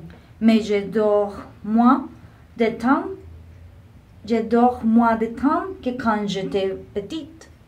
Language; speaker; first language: French; non-native, learner; Spanish